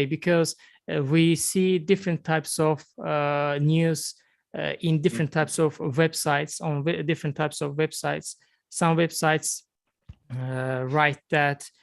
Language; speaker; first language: English; non-native, learner; Azerbaijani